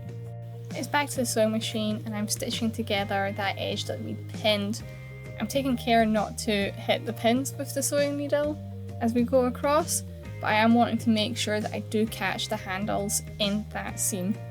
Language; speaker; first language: English; native; English